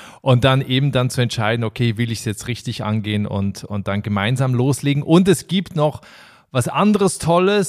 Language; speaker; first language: German; native; German